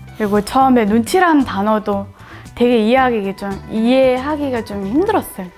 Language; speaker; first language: Korean; non-native, fluent; Mongolian